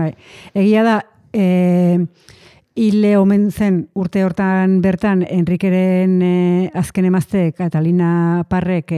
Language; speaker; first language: Basque; native; Basque